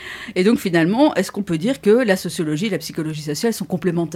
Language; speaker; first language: French; native; French